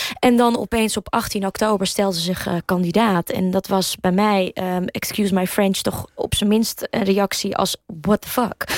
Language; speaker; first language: Dutch; early bilingual, other home language; Russian